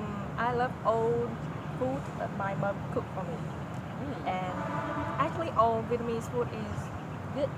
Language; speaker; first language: English; non-native, fluent; Vietnamese